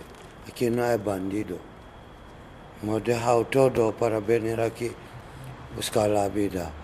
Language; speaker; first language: Spanish; non-native, learner; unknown